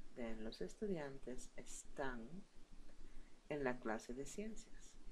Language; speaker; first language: Spanish; native; Spanish